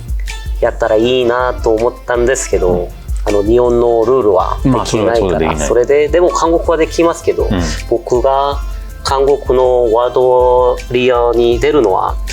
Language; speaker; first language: Japanese; non-native, fluent; Korean